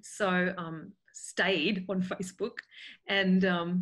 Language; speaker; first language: English; native; English